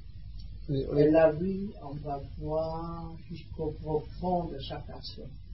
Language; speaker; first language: French; non-native, learner; Vietnamese